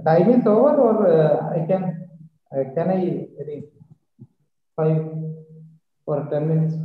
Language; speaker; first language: English; non-native, learner; Malayalam